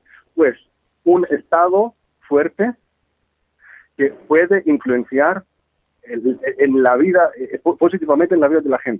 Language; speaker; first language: Spanish; non-native, fluent; Greek